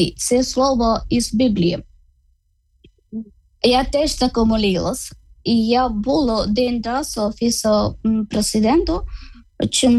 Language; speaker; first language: Ukrainian; non-native, learner; Malayalam